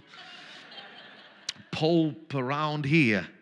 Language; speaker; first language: English; non-native, fluent; German